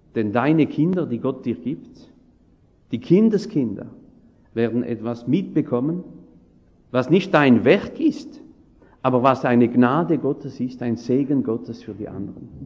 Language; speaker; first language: German; non-native, fluent; French